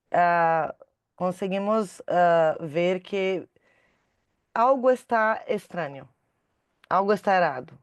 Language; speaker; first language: Spanish; non-native, learner; Portuguese